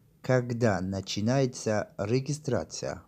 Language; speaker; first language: Russian; non-native, local second language; Tajik